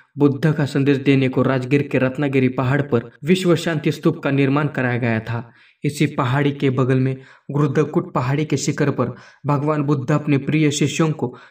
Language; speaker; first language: Hindi; non-native, local second language; Marathi